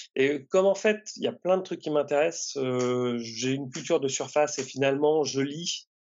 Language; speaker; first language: French; native; French